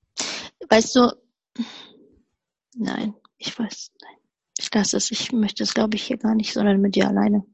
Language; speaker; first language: German; native; German